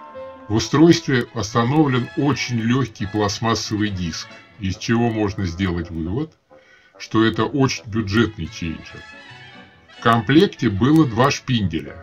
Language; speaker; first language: Russian; native; Russian